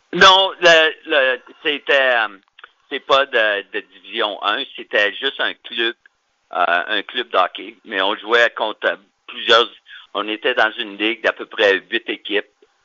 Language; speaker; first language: French; native; French